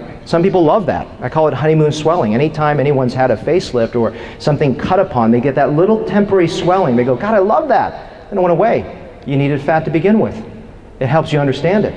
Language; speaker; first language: English; native; English